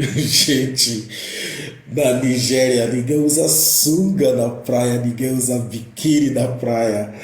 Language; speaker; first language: Portuguese; non-native, fluent; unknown